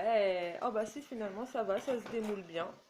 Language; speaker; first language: French; native; French